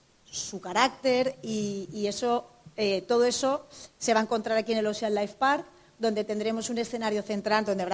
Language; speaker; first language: Spanish; native; Spanish